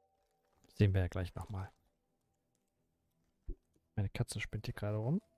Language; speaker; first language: German; native; German